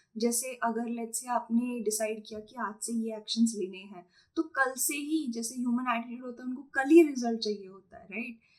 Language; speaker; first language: Hindi; non-native, local second language; Marathi